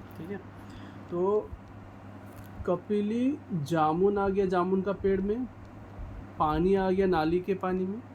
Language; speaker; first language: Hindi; non-native, local second language; Assamese